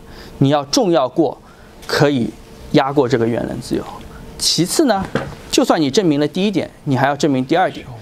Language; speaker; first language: Chinese; native; Chinese